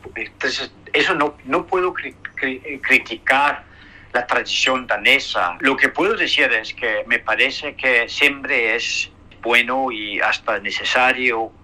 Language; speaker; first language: Spanish; non-native, fluent; Danish